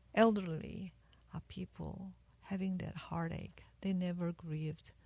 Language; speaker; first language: English; non-native, fluent; Korean